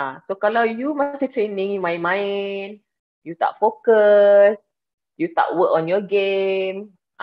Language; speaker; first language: English; non-native, local second language; Malay